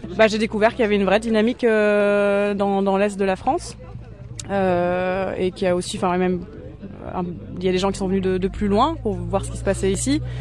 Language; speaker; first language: French; native; French